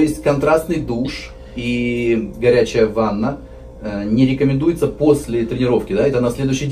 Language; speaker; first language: Russian; native; Russian